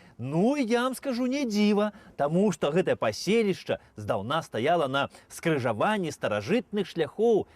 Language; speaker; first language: Belarusian; native; Belarusian